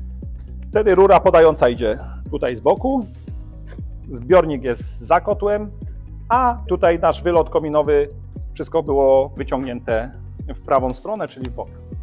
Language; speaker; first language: Polish; native; Polish